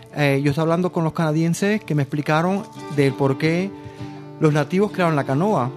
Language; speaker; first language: Spanish; early bilingual, other home language; Bulgarian